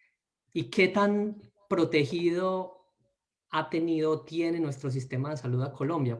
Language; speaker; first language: Spanish; native; Spanish